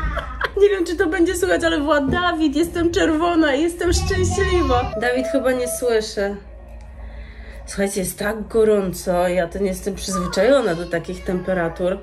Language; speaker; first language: Polish; native; Polish